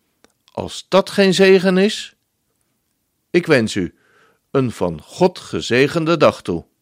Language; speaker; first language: Dutch; native; Dutch